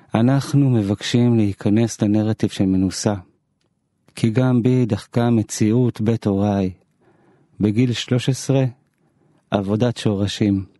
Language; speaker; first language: Hebrew; native; Hebrew